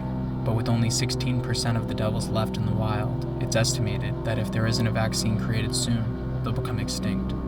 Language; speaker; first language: English; native; English